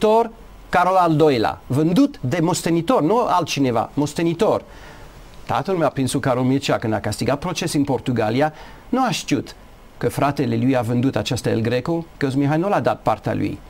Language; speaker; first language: Romanian; non-native, learner; English